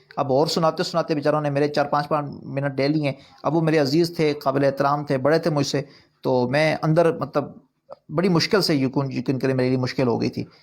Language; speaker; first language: Urdu; non-native, local second language; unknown